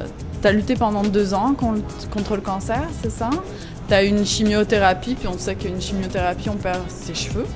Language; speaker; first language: French; native; French